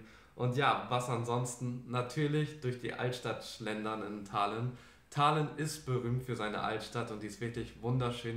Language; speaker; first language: German; native; German